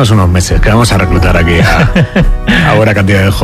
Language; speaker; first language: Spanish; native; Spanish